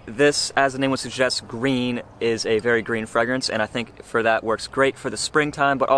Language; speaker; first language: English; native; English